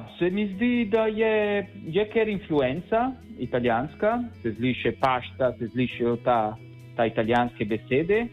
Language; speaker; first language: Slovenian; non-native, learner; Italian